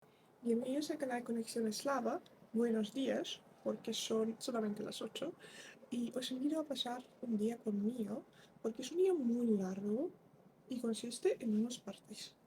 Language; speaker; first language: Spanish; non-native, fluent; Russian